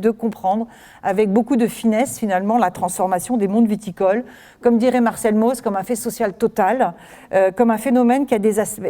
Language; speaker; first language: French; native; French